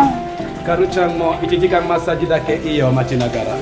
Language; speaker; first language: Japanese; non-native, local second language; Indonesian